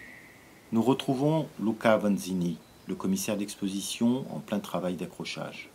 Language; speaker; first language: French; native; French